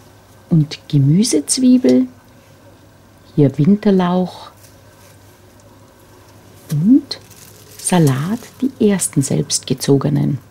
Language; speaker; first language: German; native; German